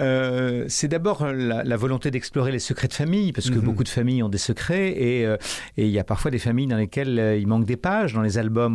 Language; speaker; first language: French; native; French